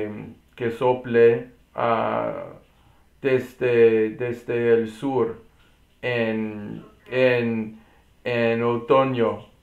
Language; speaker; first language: Spanish; non-native, learner; English